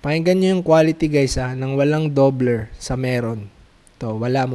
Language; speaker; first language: Filipino; native; Filipino